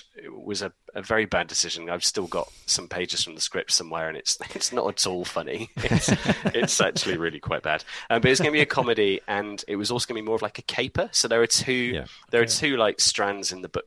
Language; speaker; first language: English; native; English